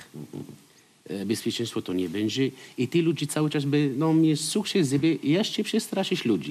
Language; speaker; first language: Polish; non-native, learner; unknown